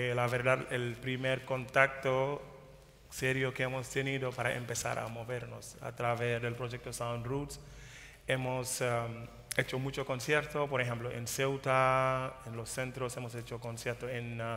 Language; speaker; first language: Spanish; non-native, fluent; Wolof